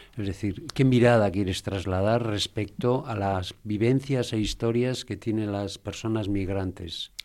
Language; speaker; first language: Spanish; native; Spanish